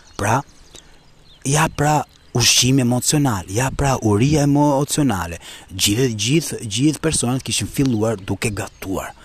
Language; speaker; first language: Albanian; early bilingual, heritage; Albanian